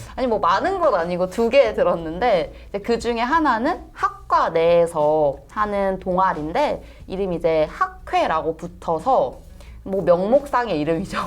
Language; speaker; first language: Korean; native; Korean